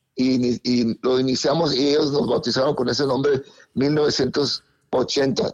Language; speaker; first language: Spanish; early bilingual, heritage; Spanish